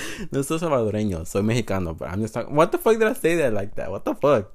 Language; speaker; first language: English; non-native, fluent; Spanish